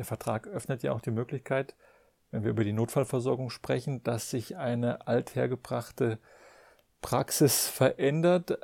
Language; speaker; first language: German; native; German